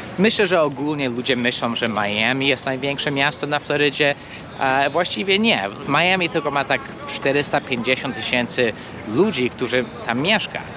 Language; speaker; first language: Polish; non-native, fluent; English